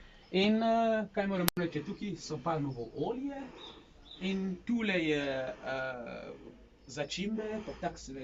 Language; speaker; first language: Slovenian; non-native, learner; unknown